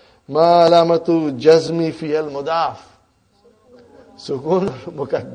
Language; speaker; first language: Arabic; non-native, fluent; Urdu